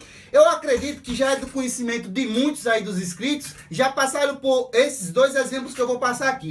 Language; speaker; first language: Portuguese; native; Portuguese